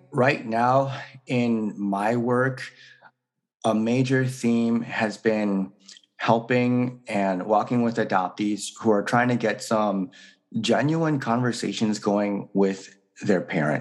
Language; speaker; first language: English; native; English